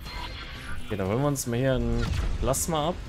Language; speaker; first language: German; native; German